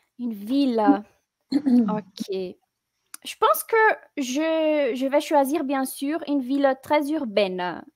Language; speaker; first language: French; non-native, fluent; Portuguese